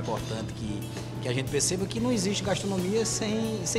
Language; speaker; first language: Portuguese; native; Portuguese